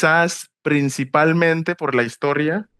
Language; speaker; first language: Spanish; non-native, fluent; English